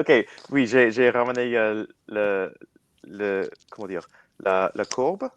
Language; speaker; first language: French; non-native, learner; English